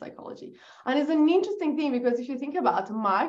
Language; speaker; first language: English; non-native, fluent; Portuguese